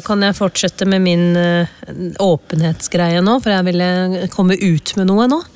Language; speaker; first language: Norwegian; early bilingual, other home language; Urdu